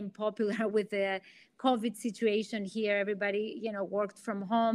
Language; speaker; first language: English; non-native, fluent; Greek